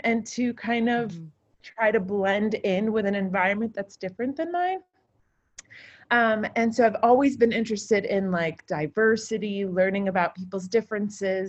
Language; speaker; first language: English; native; English